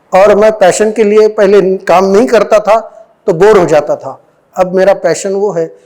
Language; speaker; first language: Hindi; non-native, local second language; Marathi